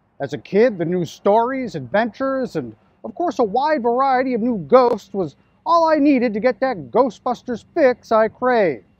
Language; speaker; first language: English; native; English